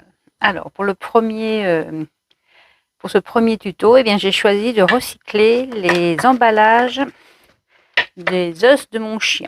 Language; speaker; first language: French; native; French